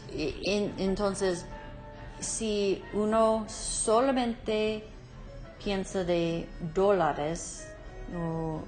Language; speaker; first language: Spanish; non-native, learner; English